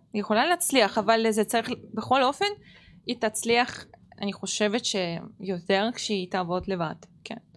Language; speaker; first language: Hebrew; non-native, fluent; Russian